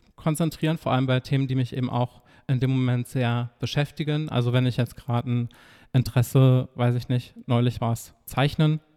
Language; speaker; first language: German; native; German